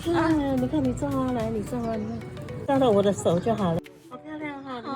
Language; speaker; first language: Chinese; native; Chinese